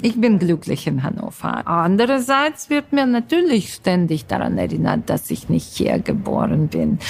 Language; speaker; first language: German; non-native, fluent; Russian